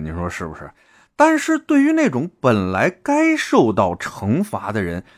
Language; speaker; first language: Chinese; native; Chinese